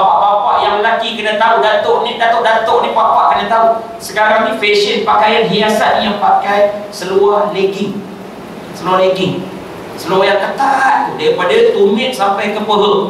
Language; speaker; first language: Malay; native; Malay